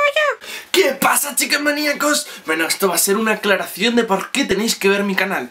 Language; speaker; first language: Spanish; native; Spanish